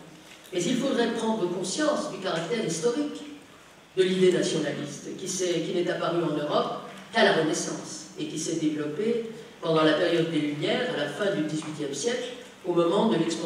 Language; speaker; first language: French; native; French